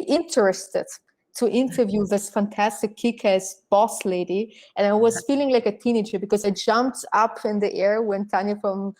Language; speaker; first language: English; non-native, fluent; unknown